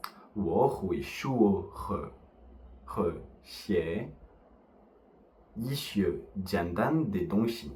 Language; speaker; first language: Chinese; non-native, learner; French